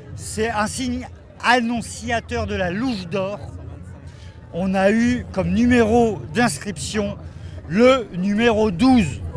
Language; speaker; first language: French; native; French